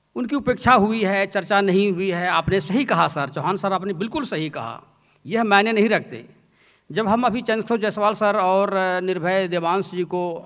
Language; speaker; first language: Hindi; native; Hindi